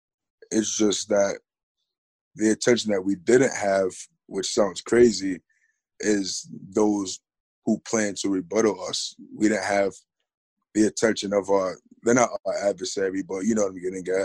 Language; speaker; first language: English; native; English